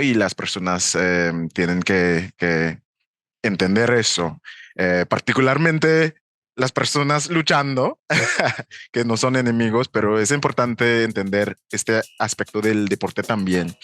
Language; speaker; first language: Spanish; non-native, fluent; English